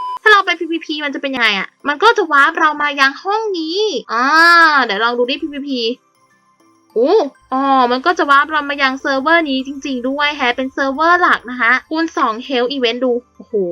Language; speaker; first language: Thai; native; Thai